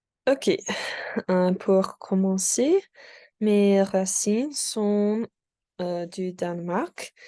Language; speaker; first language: French; non-native, learner; English